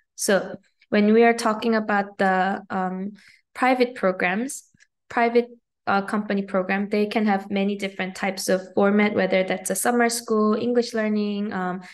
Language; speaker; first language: English; native; English